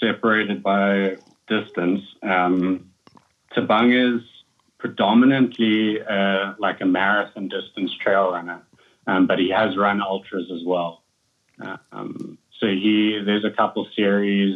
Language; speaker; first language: English; native; English